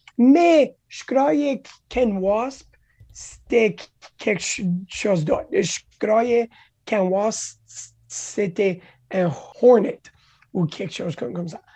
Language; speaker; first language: French; non-native, local second language; English